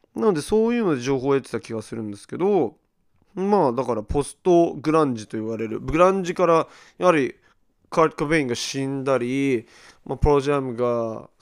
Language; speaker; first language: Japanese; native; Japanese